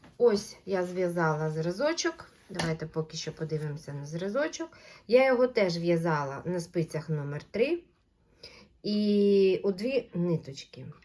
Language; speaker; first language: Ukrainian; non-native, local second language; Russian